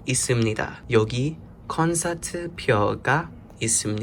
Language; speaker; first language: Korean; non-native, learner; English